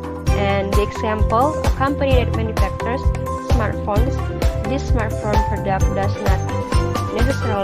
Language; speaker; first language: English; non-native, learner; Indonesian